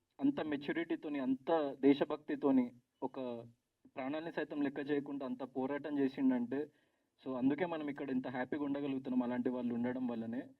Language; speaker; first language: Telugu; native; Telugu